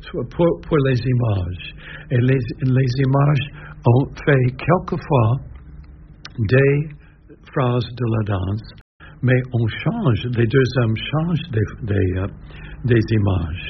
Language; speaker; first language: French; non-native, learner; English